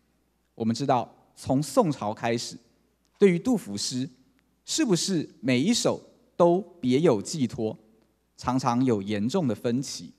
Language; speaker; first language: Chinese; native; Chinese